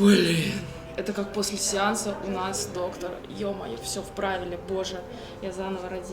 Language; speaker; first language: Russian; native; Russian